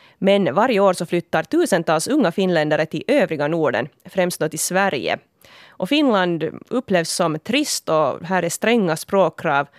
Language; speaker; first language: Swedish; native; Swedish